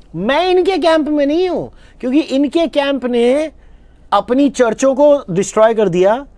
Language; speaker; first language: Hindi; native; Hindi